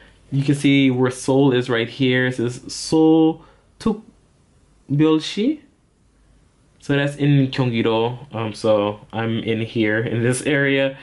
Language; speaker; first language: English; native; English